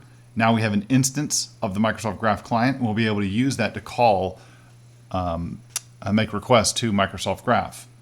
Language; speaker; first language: English; native; English